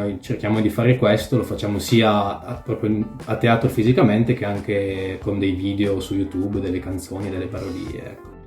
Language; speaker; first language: Italian; native; Italian